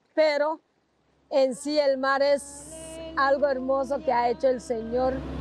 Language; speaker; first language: Spanish; non-native, local second language; English